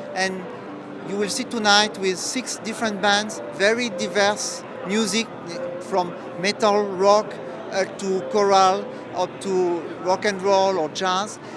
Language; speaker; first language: English; non-native, fluent; French